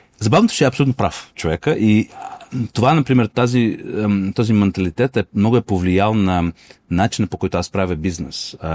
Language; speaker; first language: Bulgarian; non-native, fluent; Russian